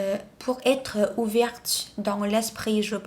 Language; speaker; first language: French; non-native, learner; Vietnamese